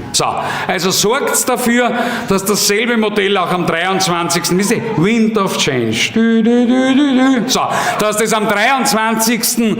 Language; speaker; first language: German; native; German